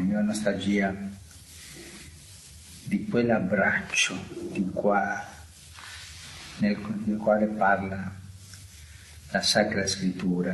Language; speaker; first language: Italian; non-native, fluent; Spanish